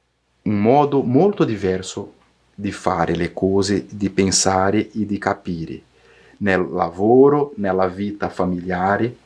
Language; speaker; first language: Italian; non-native, learner; Portuguese